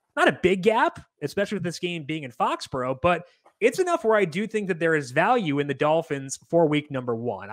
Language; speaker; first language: English; native; English